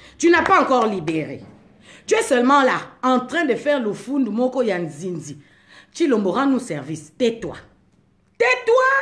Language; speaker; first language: French; non-native, local second language; Lingala